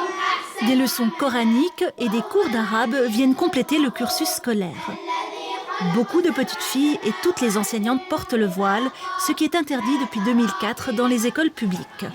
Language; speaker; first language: French; native; French